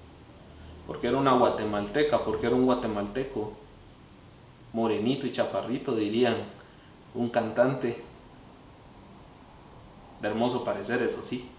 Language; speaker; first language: Spanish; native; Spanish